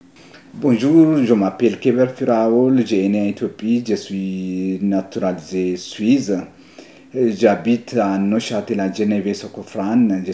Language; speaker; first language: French; non-native, learner; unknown